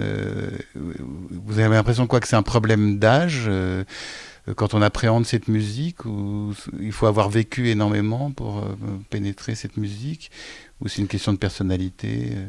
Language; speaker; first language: French; native; French